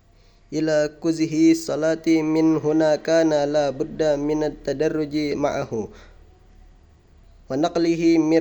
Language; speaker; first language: Arabic; non-native, learner; Indonesian